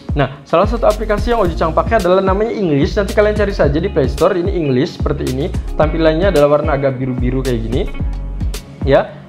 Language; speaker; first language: Indonesian; native; Indonesian